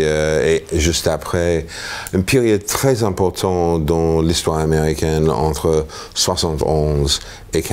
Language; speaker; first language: French; non-native, fluent; English